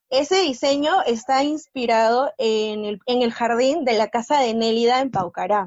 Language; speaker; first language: Spanish; non-native, local second language; Quechua